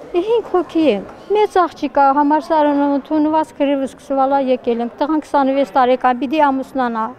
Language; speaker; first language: Armenian; native; Armenian